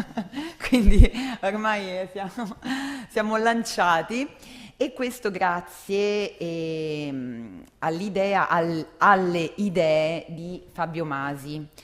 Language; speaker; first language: Italian; native; Italian